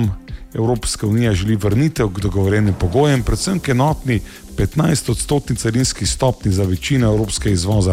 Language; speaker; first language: Slovenian; native; Slovenian